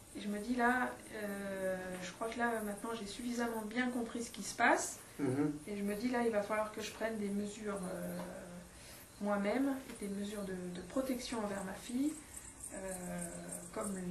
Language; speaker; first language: French; native; French